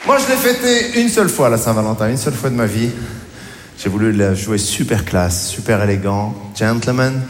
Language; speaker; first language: French; native; French